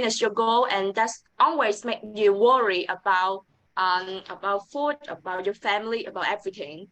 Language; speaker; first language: English; non-native, learner; Vietnamese